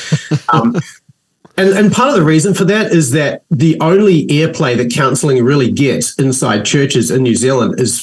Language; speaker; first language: English; native; English